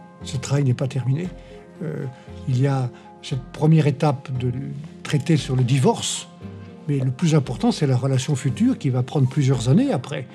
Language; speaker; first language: French; native; French